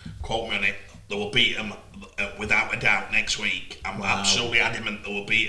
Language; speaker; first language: English; native; English